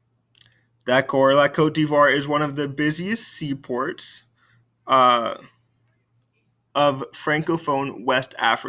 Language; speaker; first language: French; non-native, fluent; English